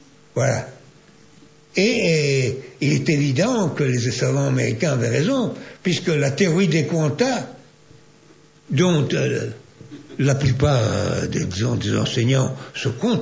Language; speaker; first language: French; native; French